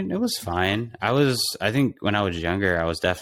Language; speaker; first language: English; native; English